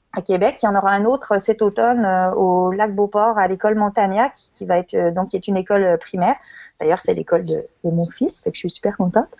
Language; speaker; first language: French; native; French